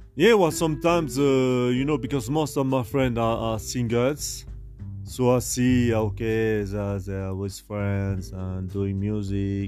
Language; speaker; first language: English; non-native, learner; French